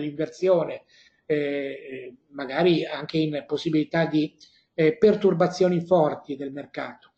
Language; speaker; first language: Italian; native; Italian